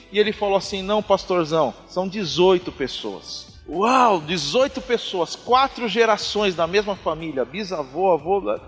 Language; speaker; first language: Portuguese; native; Portuguese